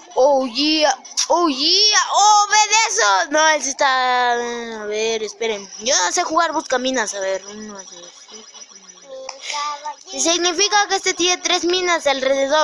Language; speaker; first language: Spanish; native; Spanish